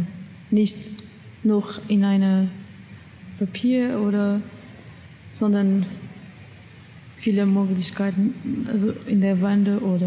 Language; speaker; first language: German; non-native, learner; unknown